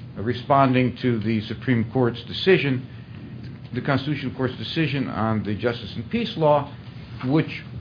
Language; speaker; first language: English; native; English